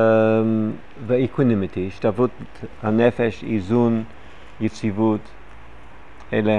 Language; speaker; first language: Hebrew; non-native, fluent; English